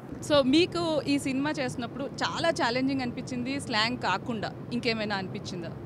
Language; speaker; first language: Telugu; native; Telugu